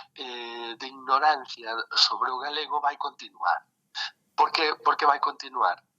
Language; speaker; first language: Galician; native; Galician